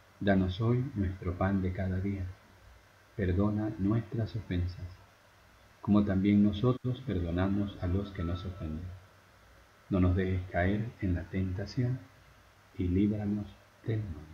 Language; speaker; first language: Spanish; native; Spanish